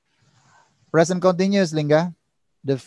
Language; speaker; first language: English; non-native, learner; Indonesian